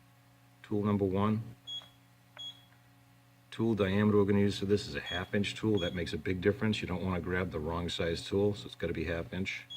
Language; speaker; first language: English; native; English